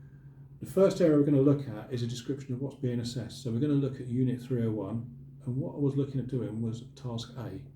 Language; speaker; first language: English; native; English